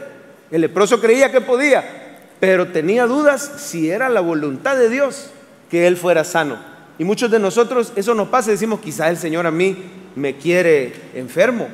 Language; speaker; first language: Spanish; native; Spanish